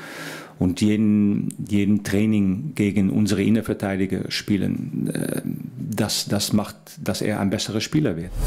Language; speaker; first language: German; non-native, fluent; Dutch